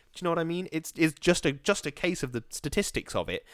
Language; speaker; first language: English; native; English